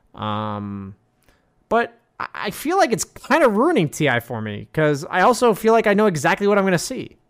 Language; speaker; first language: English; native; English